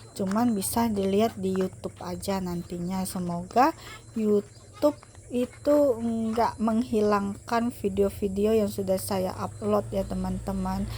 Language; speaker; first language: Indonesian; non-native, local second language; Hakka Chinese